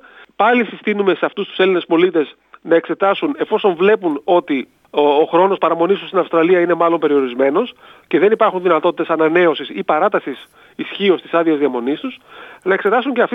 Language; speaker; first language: Greek; native; Greek